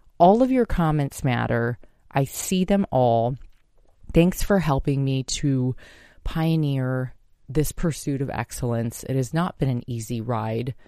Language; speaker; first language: English; native; English